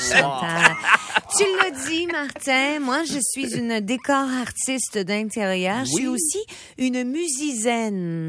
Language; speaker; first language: French; native; French